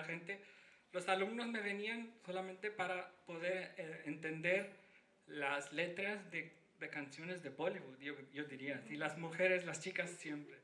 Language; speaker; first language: Spanish; non-native, fluent; Hindi